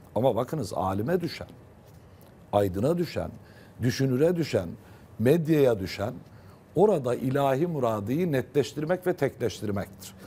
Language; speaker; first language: Turkish; native; Turkish